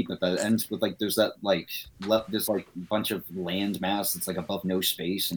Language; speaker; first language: English; native; English